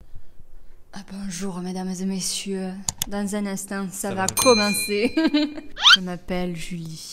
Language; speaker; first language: French; native; French